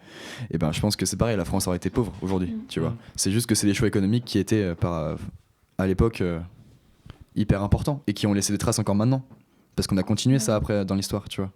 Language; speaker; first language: French; native; French